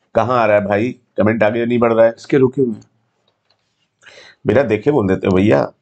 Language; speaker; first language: Hindi; native; Hindi